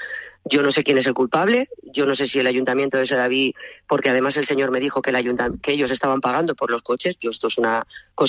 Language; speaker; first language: Spanish; native; Spanish